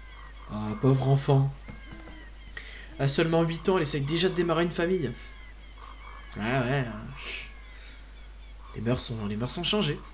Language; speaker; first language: French; native; French